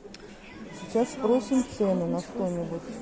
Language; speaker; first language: Russian; native; Russian